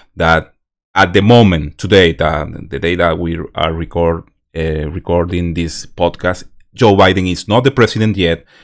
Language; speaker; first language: English; non-native, learner; Spanish